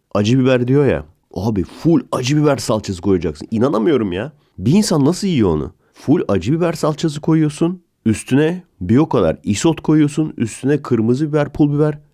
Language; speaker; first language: Turkish; native; Turkish